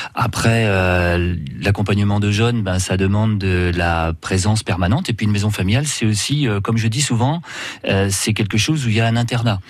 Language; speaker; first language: French; native; French